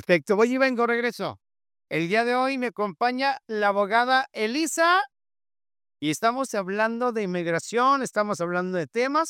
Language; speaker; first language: Spanish; native; Spanish